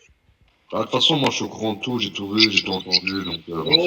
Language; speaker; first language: French; native; French